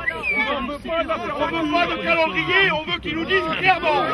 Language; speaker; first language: French; native; French